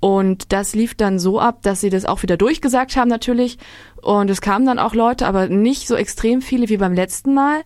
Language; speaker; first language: German; native; German